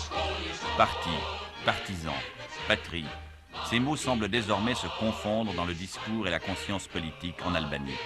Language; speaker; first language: French; native; French